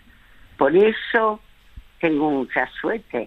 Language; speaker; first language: Spanish; early bilingual, other home language; French